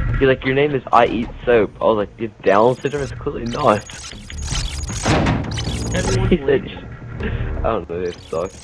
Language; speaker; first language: English; native; English